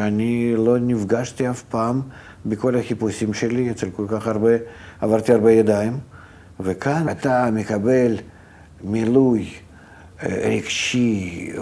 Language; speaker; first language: Hebrew; non-native, fluent; Russian